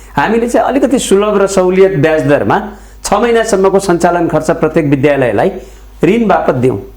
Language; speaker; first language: Nepali; native; Nepali